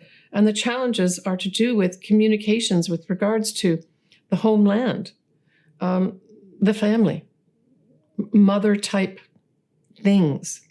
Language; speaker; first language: English; native; English